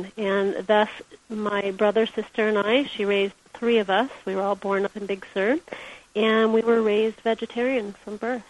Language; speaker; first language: English; native; English